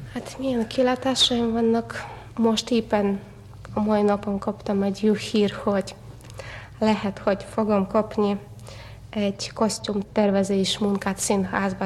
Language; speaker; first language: Hungarian; non-native, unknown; Russian